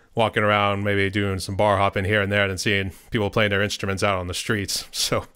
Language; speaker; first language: English; native; English